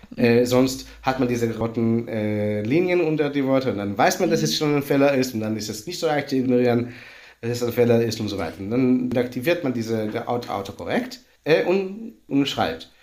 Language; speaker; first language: German; non-native, fluent; Hebrew